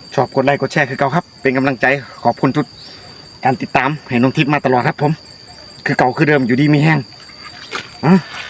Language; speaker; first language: Thai; native; Thai